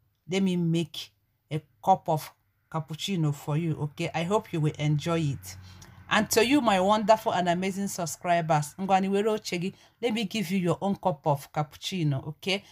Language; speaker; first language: English; non-native, local second language; Igbo